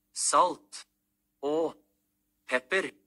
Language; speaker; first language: Norwegian; non-native, learner; Amharic